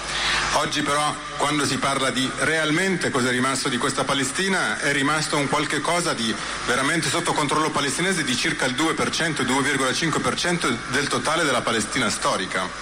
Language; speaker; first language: Italian; native; Italian